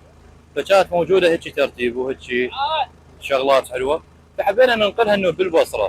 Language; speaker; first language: Arabic; native; Arabic